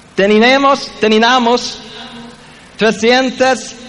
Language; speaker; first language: Spanish; non-native, learner; English